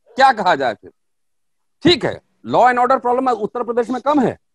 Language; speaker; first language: Hindi; native; Hindi